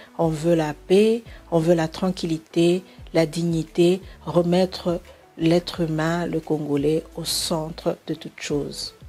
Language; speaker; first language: French; non-native, local second language; Bemba